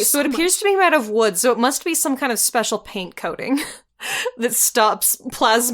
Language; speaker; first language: English; native; English